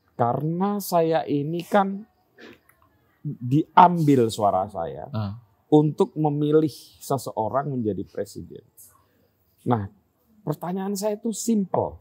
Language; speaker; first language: Indonesian; native; Indonesian